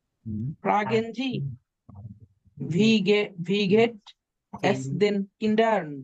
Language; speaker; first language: German; non-native, learner; Bangla